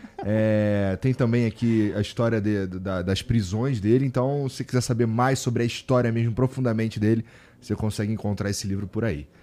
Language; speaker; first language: Portuguese; native; Portuguese